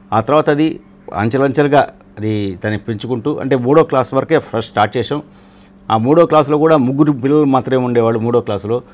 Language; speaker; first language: Telugu; non-native, local second language; Malayalam